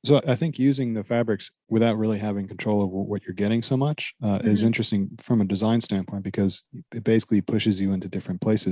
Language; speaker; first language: English; native; English